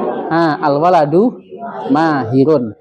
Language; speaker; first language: Arabic; non-native, fluent; Indonesian